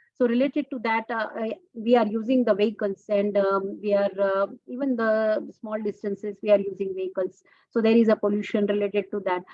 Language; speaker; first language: English; non-native, local second language; Telugu